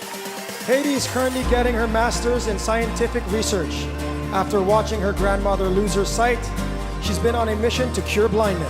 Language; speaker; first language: English; non-native, local second language; Filipino